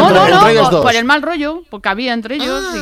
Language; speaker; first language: Spanish; native; Spanish